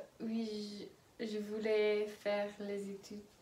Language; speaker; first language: French; non-native, learner; English